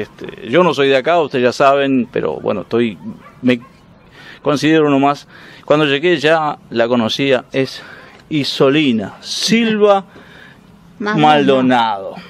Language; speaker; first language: Spanish; native; Spanish